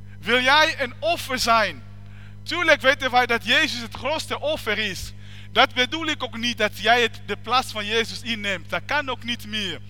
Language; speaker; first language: Dutch; non-native, fluent; French